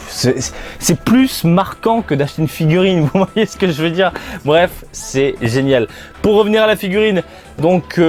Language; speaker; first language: French; native; French